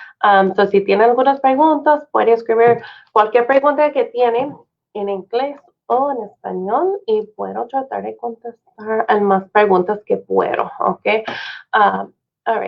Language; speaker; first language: Spanish; non-native, fluent; English